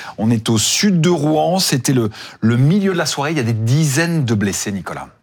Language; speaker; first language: French; native; French